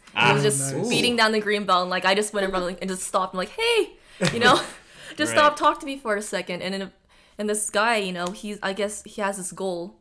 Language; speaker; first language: English; early bilingual, other home language; Japanese